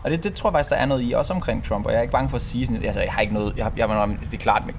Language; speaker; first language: Danish; native; Danish